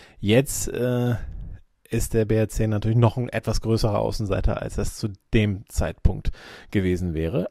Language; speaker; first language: German; native; German